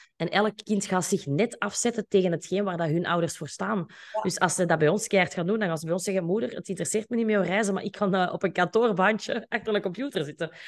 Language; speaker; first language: Dutch; native; Dutch